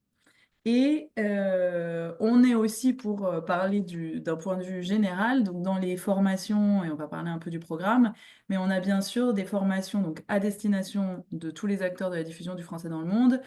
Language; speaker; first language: French; native; French